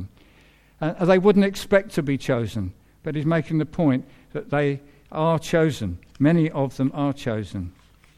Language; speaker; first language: English; native; English